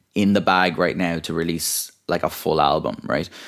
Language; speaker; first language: English; native; English